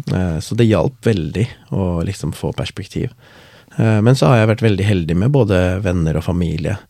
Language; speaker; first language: Norwegian; non-native, local second language; Tamil